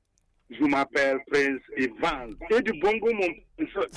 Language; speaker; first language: French; non-native, learner; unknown